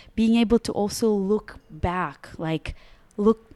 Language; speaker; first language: English; early bilingual, other home language; Russian